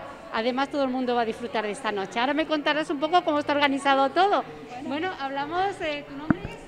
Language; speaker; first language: Spanish; native; Spanish